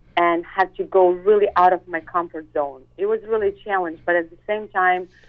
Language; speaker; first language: English; non-native, fluent; Russian